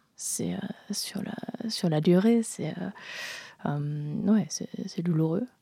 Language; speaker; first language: French; non-native, fluent; German